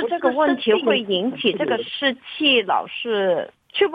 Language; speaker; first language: Chinese; native; Chinese